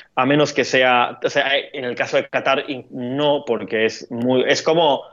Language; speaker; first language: Spanish; non-native, fluent; Turkish